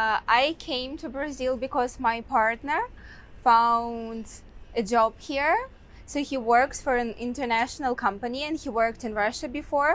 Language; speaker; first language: English; non-native, fluent; Russian